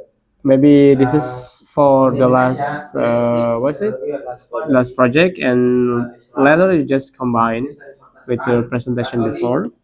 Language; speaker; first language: English; non-native, learner; Indonesian